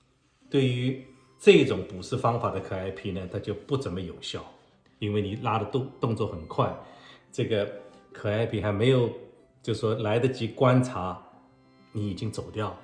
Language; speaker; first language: Chinese; native; Chinese